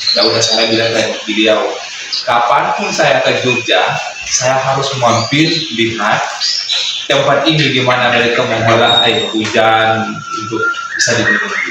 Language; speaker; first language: Indonesian; non-native, fluent; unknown